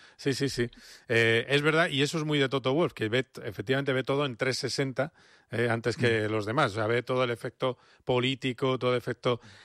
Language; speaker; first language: Spanish; native; Spanish